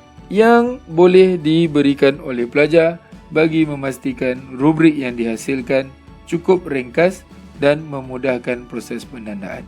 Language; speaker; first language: Malay; native; Malay